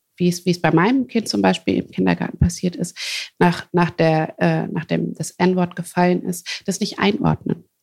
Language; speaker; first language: German; native; German